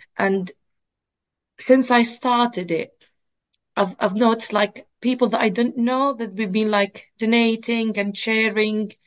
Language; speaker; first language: English; non-native, fluent; Arabic